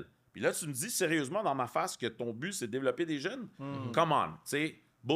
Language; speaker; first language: French; native; French